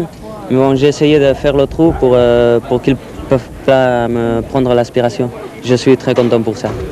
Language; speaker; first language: French; non-native, fluent; Spanish